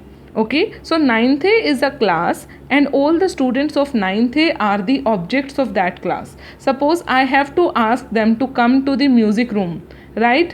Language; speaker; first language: English; non-native, local second language; Hindi